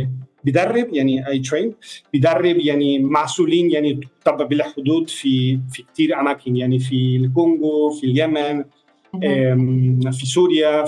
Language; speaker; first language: Arabic; non-native, fluent; Spanish